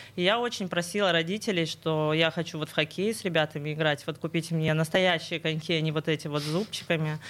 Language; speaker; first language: Russian; native; Russian